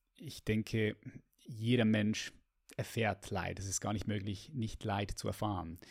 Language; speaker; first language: German; native; German